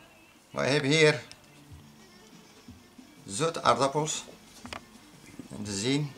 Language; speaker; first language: Dutch; non-native, learner; Arabic